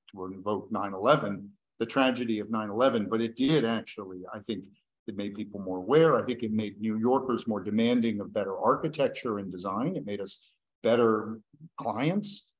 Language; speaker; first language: English; native; English